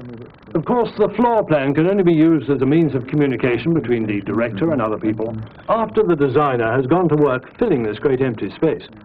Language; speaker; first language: English; native; English